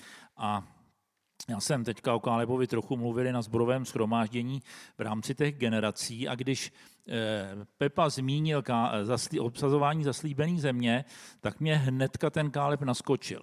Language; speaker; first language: Czech; native; Czech